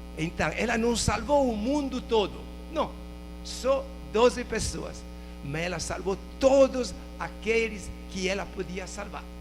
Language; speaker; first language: Portuguese; non-native, fluent; Italian